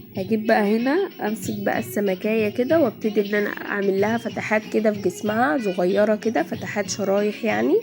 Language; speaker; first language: Arabic; native; Arabic